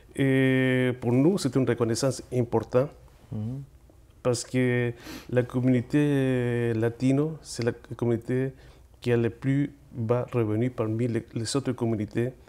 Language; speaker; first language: French; non-native, fluent; Spanish